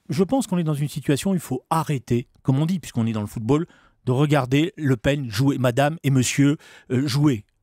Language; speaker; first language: French; native; French